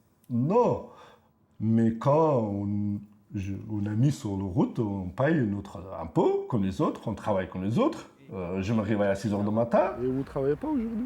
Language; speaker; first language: French; non-native, learner; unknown